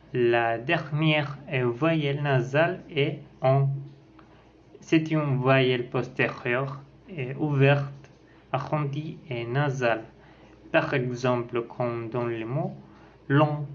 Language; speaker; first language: French; non-native, learner; Spanish